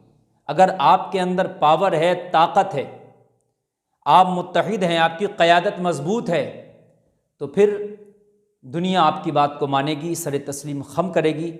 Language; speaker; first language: Urdu; native; Urdu